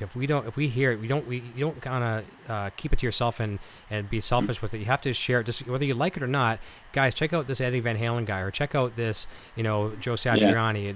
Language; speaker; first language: English; native; English